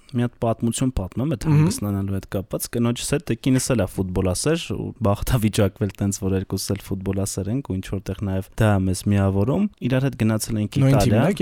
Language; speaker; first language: Armenian; native; Armenian